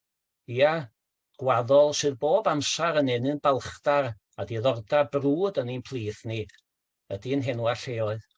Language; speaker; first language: Welsh; native; Welsh